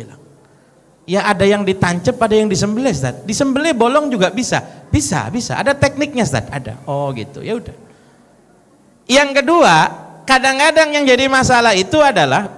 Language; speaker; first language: Indonesian; native; Indonesian